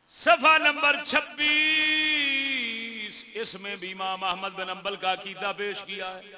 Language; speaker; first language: Urdu; non-native, local second language; Punjabi